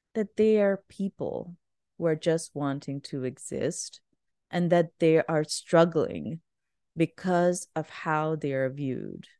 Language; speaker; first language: English; non-native, local second language; Urdu